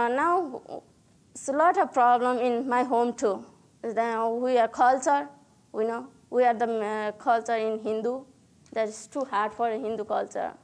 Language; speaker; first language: English; non-native, learner; Nepali